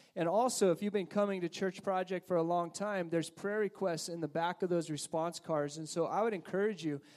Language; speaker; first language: English; native; English